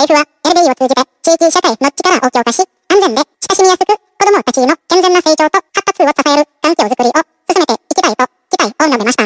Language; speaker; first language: Japanese; non-native, fluent; Indonesian